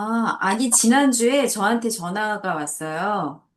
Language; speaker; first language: Korean; native; Korean